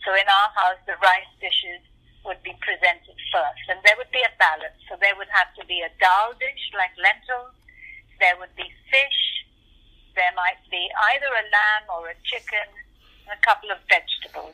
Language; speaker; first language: English; non-native, local second language; Urdu